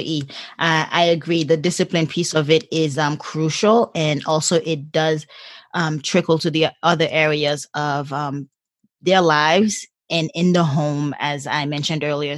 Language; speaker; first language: English; non-native, fluent; Haitian Creole